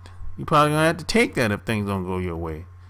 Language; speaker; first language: English; native; English